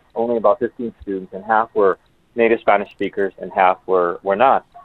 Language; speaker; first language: English; early bilingual, other home language; Spanish